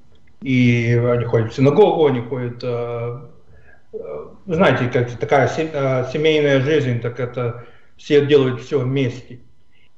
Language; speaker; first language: Russian; non-native, fluent; English